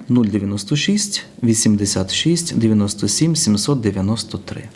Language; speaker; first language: Ukrainian; native; Ukrainian